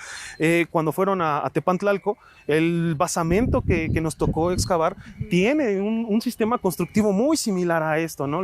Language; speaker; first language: Spanish; native; Spanish